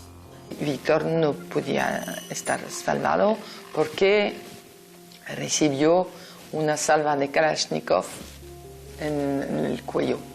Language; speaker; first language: Spanish; non-native, fluent; French